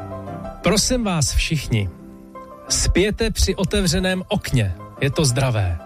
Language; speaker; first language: Czech; native; Czech